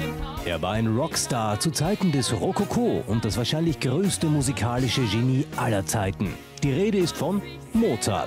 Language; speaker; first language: German; native; German